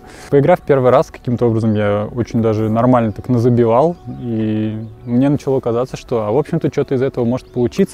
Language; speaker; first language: Russian; native; Russian